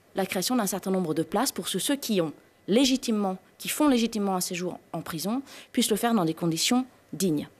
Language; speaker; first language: French; native; French